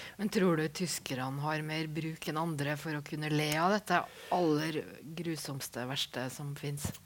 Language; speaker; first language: Norwegian; native; Norwegian